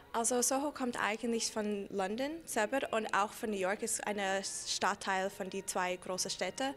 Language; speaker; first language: German; non-native, fluent; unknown